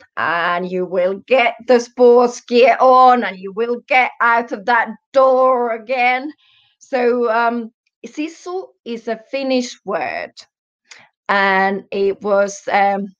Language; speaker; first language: English; non-native, fluent; Finnish